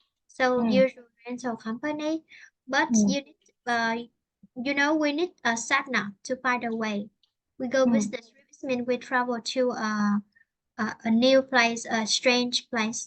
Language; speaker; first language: English; non-native, fluent; Vietnamese